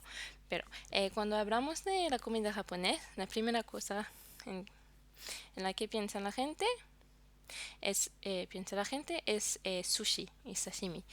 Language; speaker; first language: Spanish; non-native, fluent; French